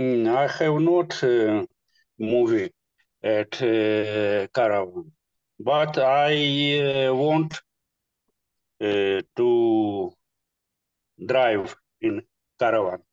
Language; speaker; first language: English; non-native, learner; Russian